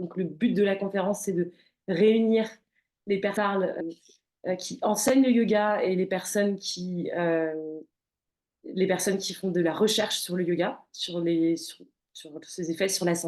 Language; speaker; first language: French; native; French